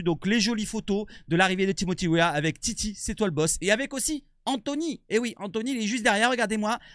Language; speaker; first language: French; native; French